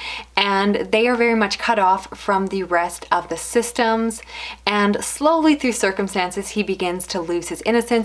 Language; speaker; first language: English; native; English